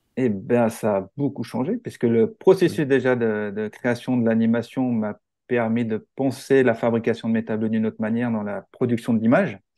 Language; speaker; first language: French; native; French